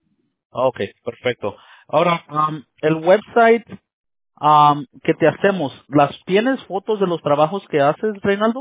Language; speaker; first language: Spanish; early bilingual, heritage; Spanish